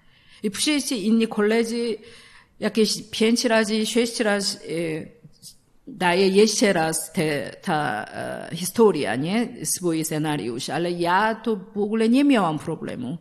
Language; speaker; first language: Polish; non-native, learner; Korean